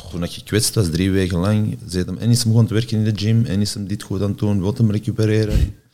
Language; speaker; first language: Dutch; native; Dutch